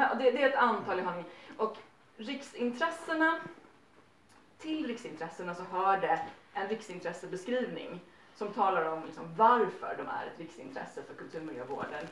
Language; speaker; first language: Swedish; native; Swedish